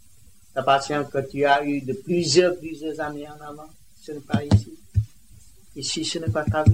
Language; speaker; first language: French; non-native, learner; Vietnamese